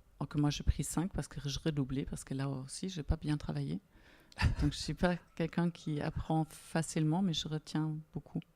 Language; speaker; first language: French; non-native, fluent; German